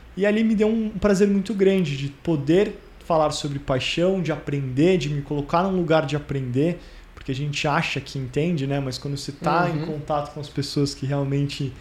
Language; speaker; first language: Portuguese; native; Portuguese